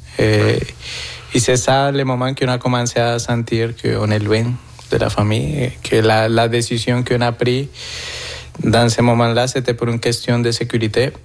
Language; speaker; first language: French; non-native, fluent; Spanish